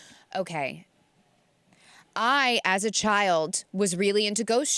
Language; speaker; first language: English; native; English